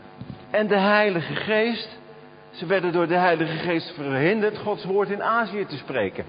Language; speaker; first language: Dutch; native; Dutch